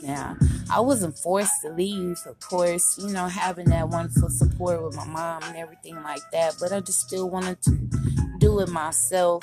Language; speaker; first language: English; native; English